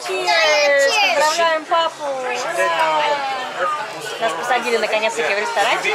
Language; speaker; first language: Russian; native; Russian